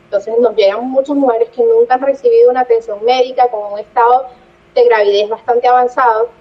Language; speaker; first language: Spanish; native; Spanish